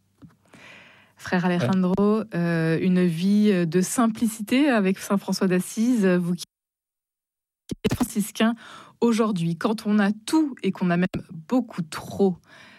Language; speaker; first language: French; native; French